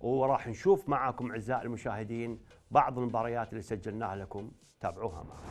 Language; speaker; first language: Arabic; native; Arabic